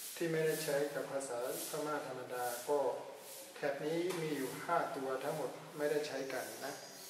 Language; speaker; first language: Thai; non-native, fluent; Burmese